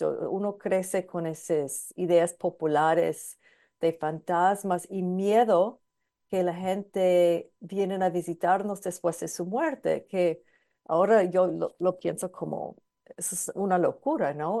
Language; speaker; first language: Spanish; non-native, fluent; English